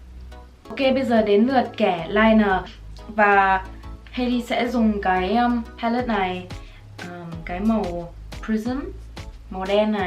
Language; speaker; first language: Vietnamese; early bilingual, heritage; Vietnamese